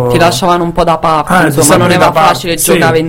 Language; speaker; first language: Italian; native; Italian